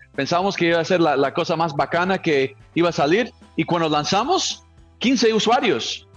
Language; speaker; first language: Spanish; non-native, fluent; English